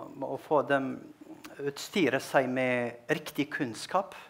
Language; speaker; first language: Norwegian; non-native, fluent; Bosnian